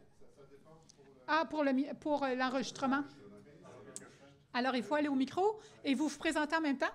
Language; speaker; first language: French; native; French